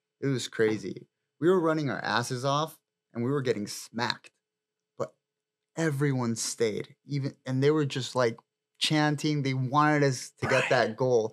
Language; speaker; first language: English; early bilingual, other home language; Spanish